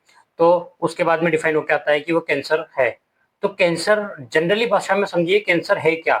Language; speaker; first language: Hindi; native; Hindi